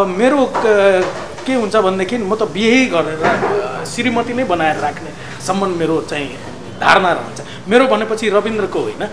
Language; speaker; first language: Nepali; non-native, local second language; Maithili